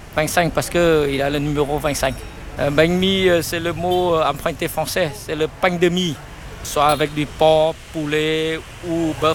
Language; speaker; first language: French; non-native, learner; Vietnamese